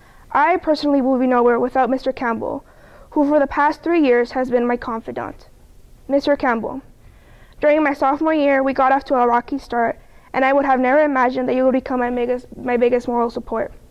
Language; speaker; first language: English; early bilingual, other home language; Spanish